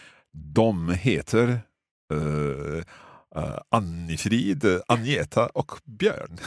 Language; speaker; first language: Swedish; non-native, learner; English